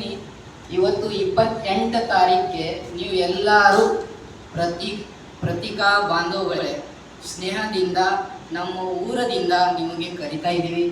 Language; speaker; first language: Kannada; non-native, local second language; Marathi